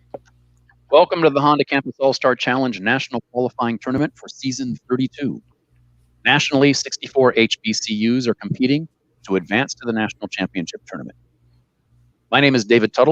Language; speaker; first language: English; native; English